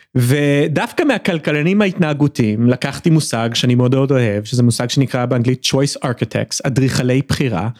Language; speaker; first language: Hebrew; early bilingual, other home language; English